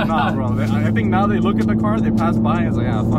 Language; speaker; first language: English; native; English